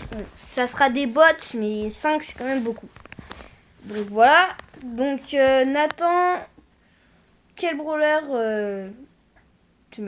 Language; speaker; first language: French; native; French